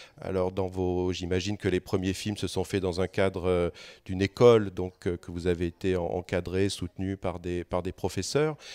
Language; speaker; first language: French; native; French